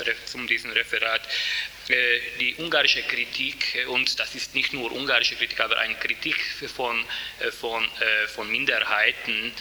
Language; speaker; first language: German; non-native, fluent; Hungarian